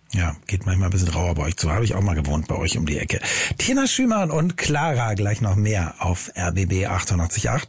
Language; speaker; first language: German; native; German